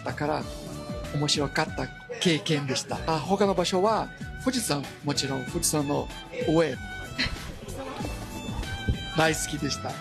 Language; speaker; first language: Japanese; non-native, learner; Portuguese